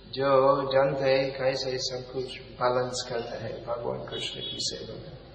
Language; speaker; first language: Hindi; non-native, fluent; English